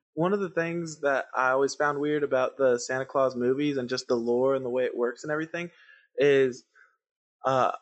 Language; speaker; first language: English; non-native, fluent; Spanish